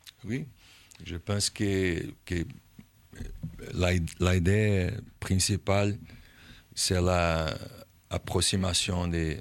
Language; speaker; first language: French; non-native, learner; Portuguese